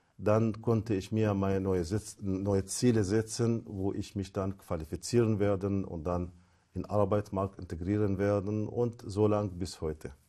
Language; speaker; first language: German; non-native, fluent; Arabic